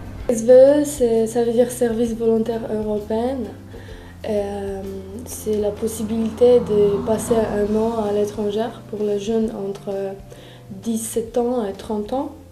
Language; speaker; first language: French; non-native, fluent; Polish